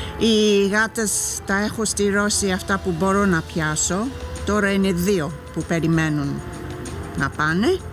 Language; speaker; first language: Greek; non-native, fluent; English